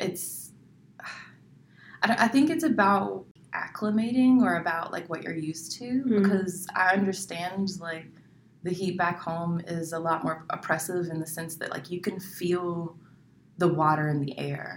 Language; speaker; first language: English; native; English